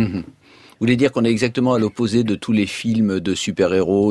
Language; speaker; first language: French; native; French